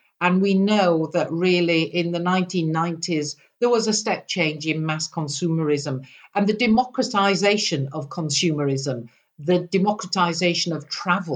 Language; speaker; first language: English; native; English